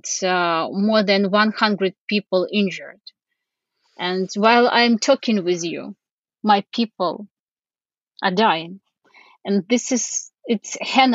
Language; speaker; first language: English; non-native, fluent; Ukrainian